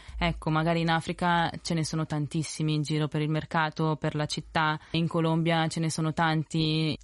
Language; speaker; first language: Italian; early bilingual, other home language; Spanish